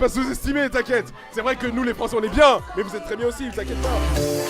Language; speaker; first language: French; native; French